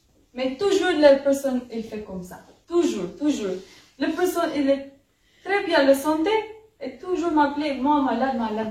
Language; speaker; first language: French; non-native, learner; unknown